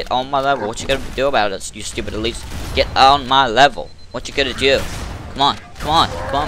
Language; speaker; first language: English; native; English